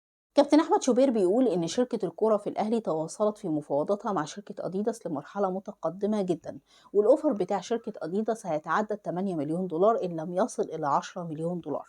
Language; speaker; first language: Arabic; native; Arabic